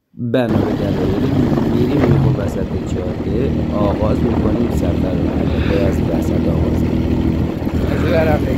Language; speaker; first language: Persian; native; Persian